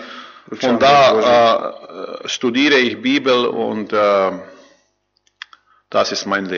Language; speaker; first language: German; non-native, learner; Croatian